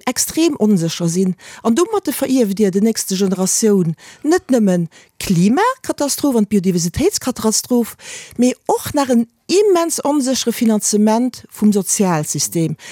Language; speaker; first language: Luxembourgish; native; Luxembourgish